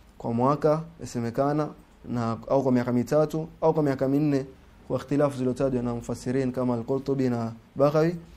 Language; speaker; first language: Swahili; native; Swahili